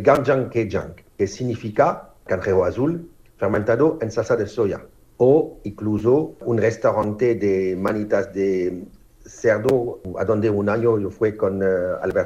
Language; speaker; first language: Spanish; non-native, fluent; French